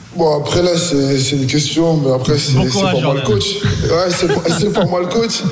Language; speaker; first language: French; native; French